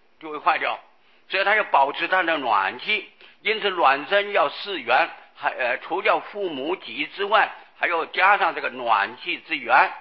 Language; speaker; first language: Chinese; non-native, local second language; Hakka Chinese